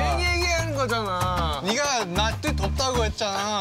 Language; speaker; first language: Korean; early bilingual, heritage; English